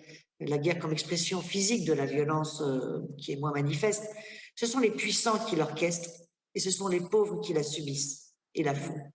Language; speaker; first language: French; native; French